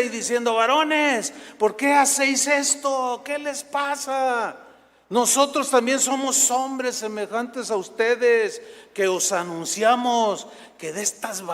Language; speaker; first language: Spanish; native; Spanish